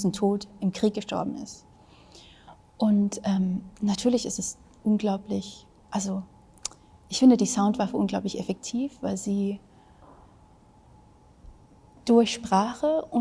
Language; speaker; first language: German; early bilingual, other home language; Vietnamese